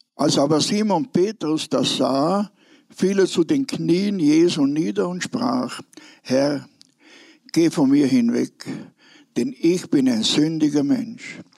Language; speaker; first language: German; native; German